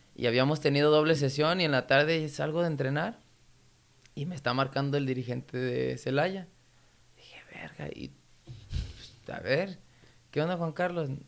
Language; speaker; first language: Spanish; early bilingual, heritage; Spanish